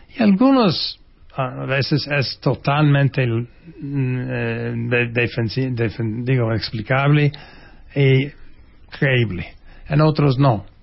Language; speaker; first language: Spanish; non-native, fluent; English